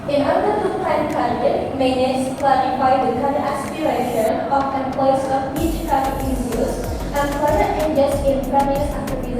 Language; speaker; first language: English; non-native, learner; Indonesian